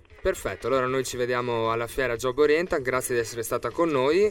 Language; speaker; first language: Italian; native; Italian